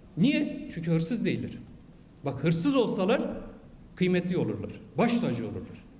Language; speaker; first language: Turkish; non-native, local second language; Kurdish